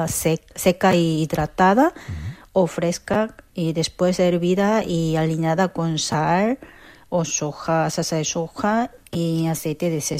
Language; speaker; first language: Spanish; non-native, fluent; Korean